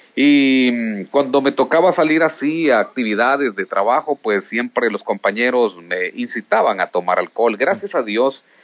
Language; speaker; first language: Spanish; native; Spanish